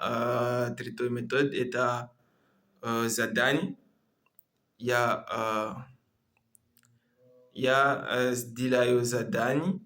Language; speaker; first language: Russian; non-native, learner; Comorian